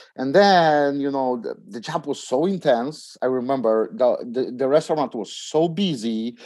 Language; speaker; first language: English; non-native, fluent; Polish